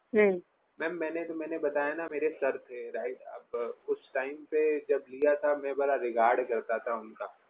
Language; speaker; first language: Hindi; native; Hindi